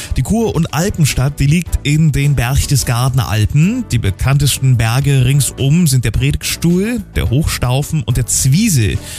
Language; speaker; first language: German; native; German